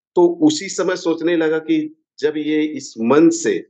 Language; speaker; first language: Hindi; native; Hindi